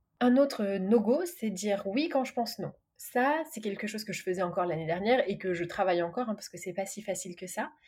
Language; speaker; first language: French; native; French